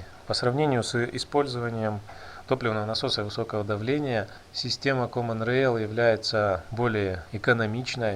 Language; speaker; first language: Russian; native; Russian